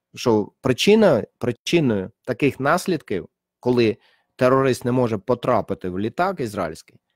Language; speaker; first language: Ukrainian; native; Ukrainian